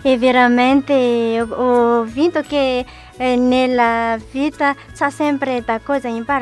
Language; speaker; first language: Italian; non-native, learner; Malagasy